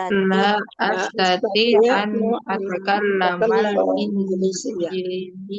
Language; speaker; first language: Arabic; non-native, learner; Indonesian